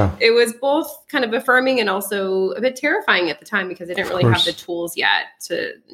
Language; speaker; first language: English; early bilingual, other home language; French